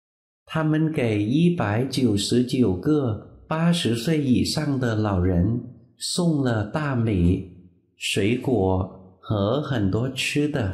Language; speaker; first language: Chinese; non-native, fluent; Vietnamese